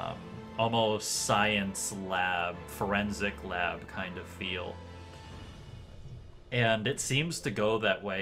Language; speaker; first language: English; native; English